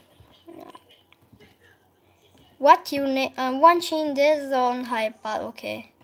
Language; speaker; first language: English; non-native, learner; Italian